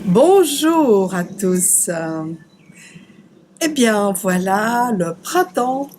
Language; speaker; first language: French; native; French